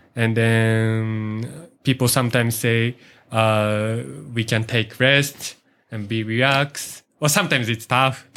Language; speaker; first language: English; non-native, learner; Japanese